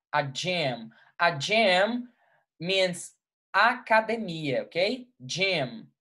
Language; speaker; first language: English; non-native, fluent; Portuguese